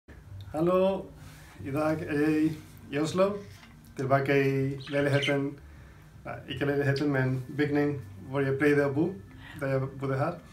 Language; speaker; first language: Norwegian; non-native, fluent; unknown